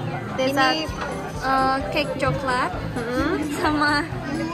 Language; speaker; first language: Indonesian; non-native, learner; Japanese